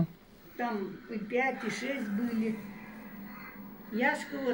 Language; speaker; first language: Russian; native; Russian